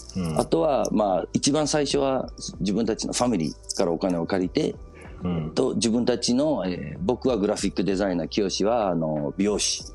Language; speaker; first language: Japanese; early bilingual, heritage; Danish